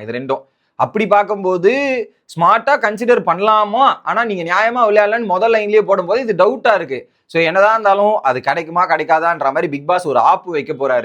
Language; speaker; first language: Tamil; native; Tamil